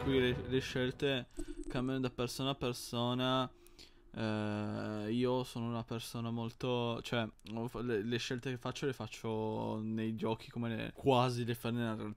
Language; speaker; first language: Italian; native; Italian